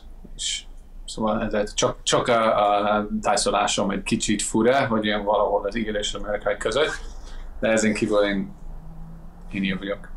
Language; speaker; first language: Hungarian; non-native, fluent; English